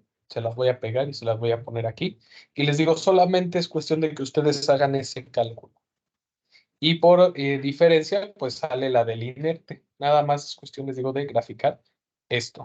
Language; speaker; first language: Spanish; native; Spanish